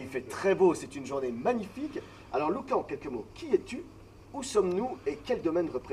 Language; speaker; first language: French; native; French